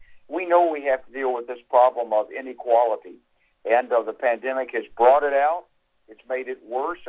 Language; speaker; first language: English; native; English